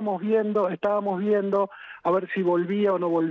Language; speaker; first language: Spanish; native; Spanish